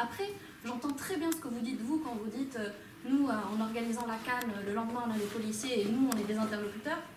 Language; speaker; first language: French; non-native, local second language; Arabic